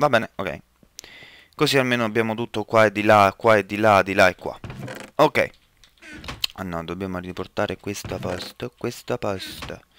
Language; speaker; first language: Italian; native; Italian